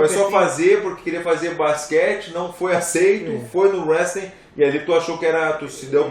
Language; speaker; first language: Portuguese; native; Portuguese